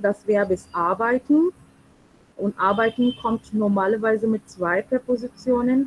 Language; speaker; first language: German; non-native, fluent; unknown